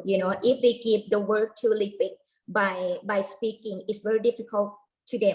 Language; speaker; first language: English; non-native, learner; Thai